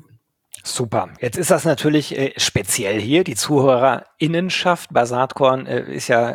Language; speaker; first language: German; native; German